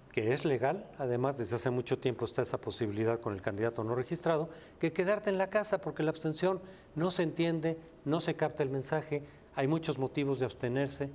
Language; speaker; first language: Spanish; native; Spanish